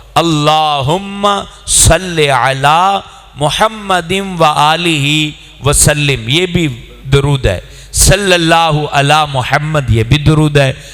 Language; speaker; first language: Urdu; non-native, local second language; Punjabi